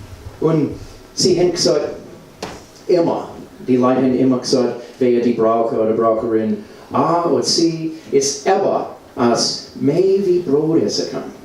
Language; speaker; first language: German; non-native, learner; English